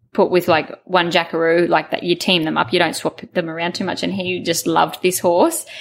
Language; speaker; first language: English; native; English